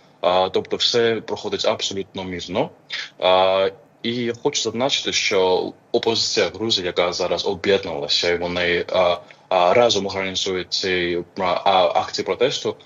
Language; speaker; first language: Ukrainian; non-native, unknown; Georgian